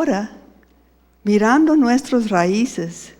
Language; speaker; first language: Spanish; non-native, fluent; English